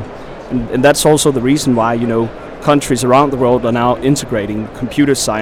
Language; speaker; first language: English; non-native, fluent; Danish